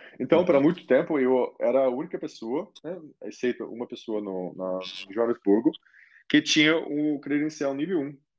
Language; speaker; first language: Portuguese; non-native, fluent; German